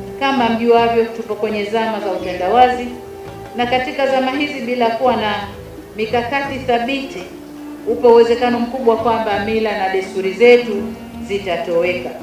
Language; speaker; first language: Swahili; native; Swahili